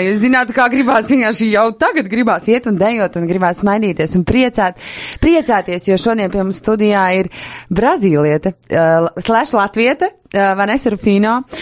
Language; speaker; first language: Latvian; native; Latvian